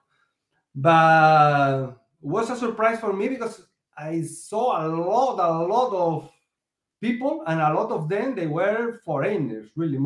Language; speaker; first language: English; non-native, learner; Spanish